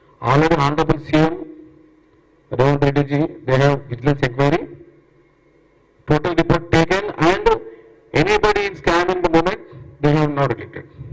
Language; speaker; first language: English; non-native, local second language; Telugu